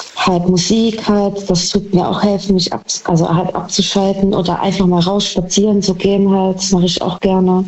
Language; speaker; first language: German; native; German